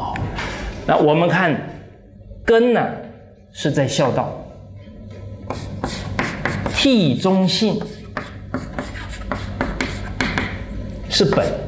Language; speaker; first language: Chinese; native; Chinese